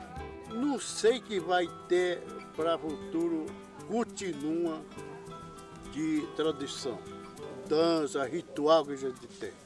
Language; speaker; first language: Portuguese; non-native, local second language; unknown